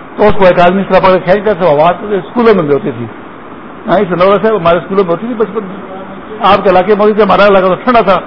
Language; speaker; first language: Urdu; non-native, local second language; Pashto